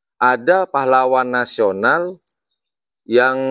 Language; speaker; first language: Indonesian; non-native, local second language; Madurese